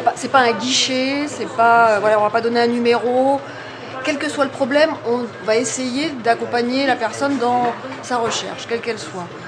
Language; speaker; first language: French; native; French